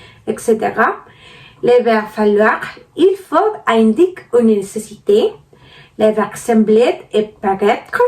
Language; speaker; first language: French; non-native, learner; Spanish